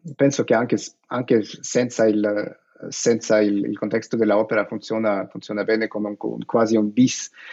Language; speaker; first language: Italian; non-native, learner; Russian